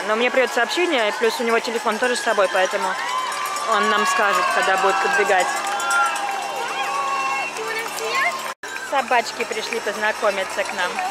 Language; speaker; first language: Russian; native; Russian